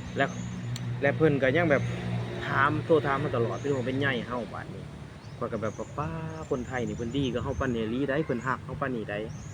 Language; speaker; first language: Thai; non-native, fluent; Lao